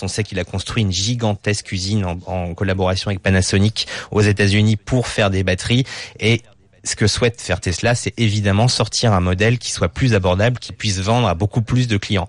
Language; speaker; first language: French; native; French